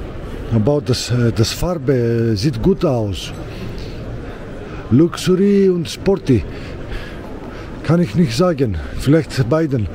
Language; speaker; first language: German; non-native, learner; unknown